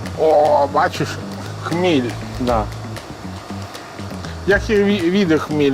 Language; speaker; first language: Ukrainian; non-native, learner; Italian